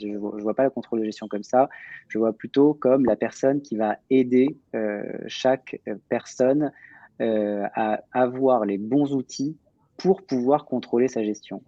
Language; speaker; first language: French; native; French